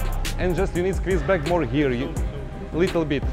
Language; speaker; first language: English; non-native, learner; Russian